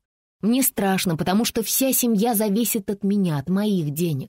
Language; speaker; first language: Russian; native; Russian